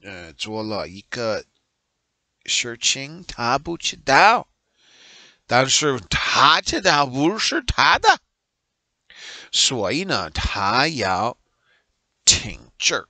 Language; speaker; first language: Chinese; non-native, learner; English